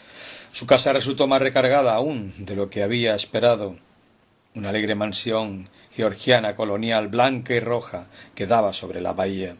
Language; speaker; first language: Spanish; native; Spanish